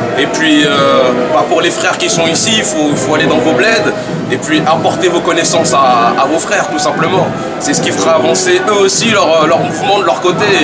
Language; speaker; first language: French; early bilingual, other home language; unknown